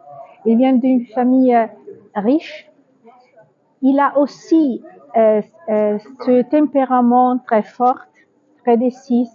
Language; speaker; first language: French; non-native, fluent; Italian